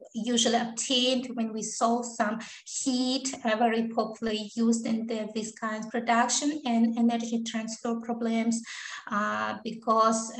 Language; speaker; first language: English; non-native, learner; Kazakh